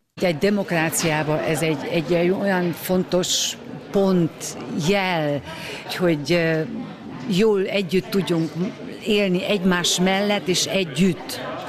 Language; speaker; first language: Hungarian; early bilingual, heritage; German